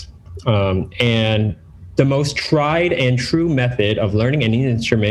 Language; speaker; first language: English; native; English